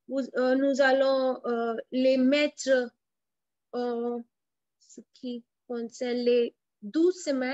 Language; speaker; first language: French; non-native, fluent; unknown